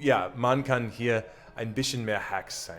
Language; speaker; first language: German; non-native, learner; English